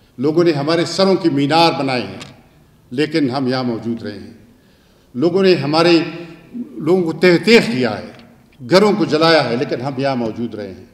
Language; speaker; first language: Urdu; non-native, local second language; Pashto